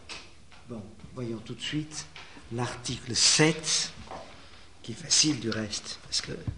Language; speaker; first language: French; native; French